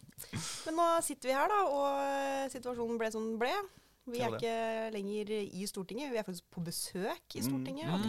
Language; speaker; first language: Norwegian; native; Norwegian